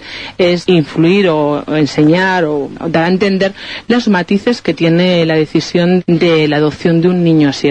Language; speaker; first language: Spanish; native; Spanish